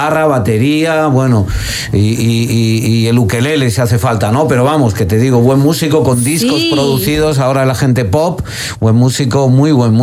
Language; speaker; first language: Spanish; native; Spanish